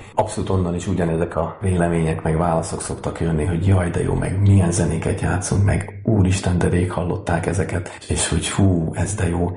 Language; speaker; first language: Hungarian; native; Hungarian